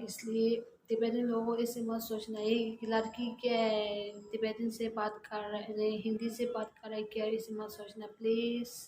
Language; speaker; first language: Hindi; non-native, learner; Tibetan